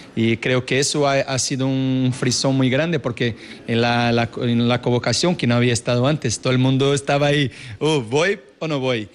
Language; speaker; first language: Spanish; non-native, fluent; Kabuverdianu